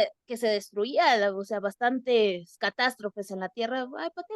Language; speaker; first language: Spanish; native; Spanish